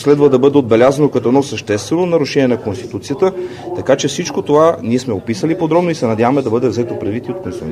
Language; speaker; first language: Bulgarian; native; Bulgarian